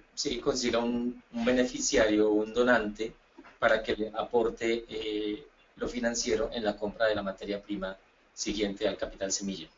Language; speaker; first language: Spanish; native; Spanish